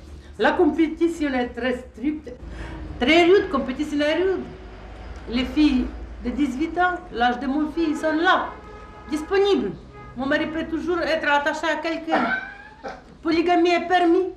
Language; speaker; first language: French; non-native, fluent; Russian